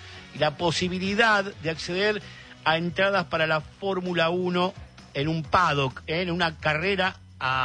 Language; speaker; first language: Spanish; native; Spanish